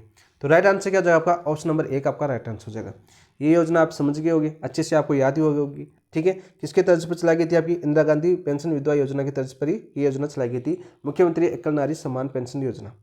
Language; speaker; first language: Hindi; native; Hindi